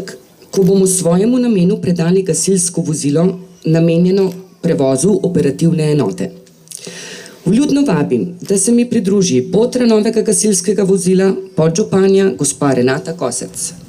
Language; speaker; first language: Slovenian; native; Slovenian